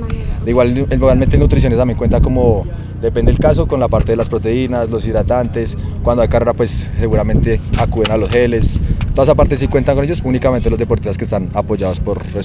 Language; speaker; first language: Spanish; native; Spanish